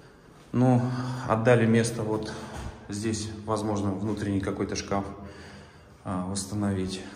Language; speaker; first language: Russian; native; Russian